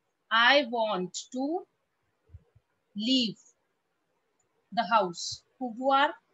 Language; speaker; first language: English; non-native, local second language; Hindi